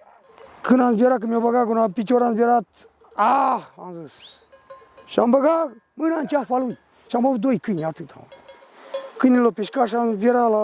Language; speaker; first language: Romanian; native; Romanian